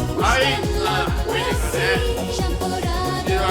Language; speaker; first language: Japanese; non-native, learner; Chinese